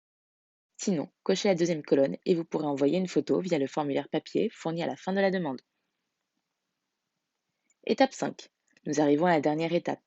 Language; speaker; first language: French; native; French